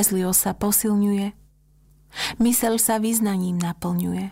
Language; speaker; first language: Slovak; native; Slovak